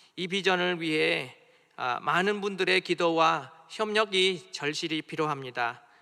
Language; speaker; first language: Korean; non-native, fluent; Vietnamese